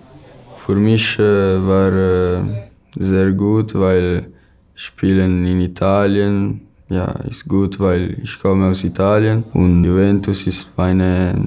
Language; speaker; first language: German; non-native, learner; Italian